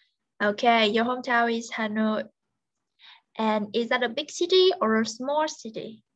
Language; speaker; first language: English; non-native, fluent; Vietnamese